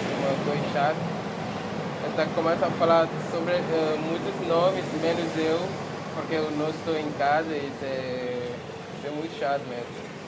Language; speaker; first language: Portuguese; non-native, learner; Haitian Creole